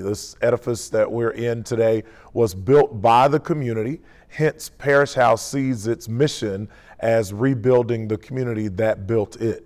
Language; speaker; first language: English; native; English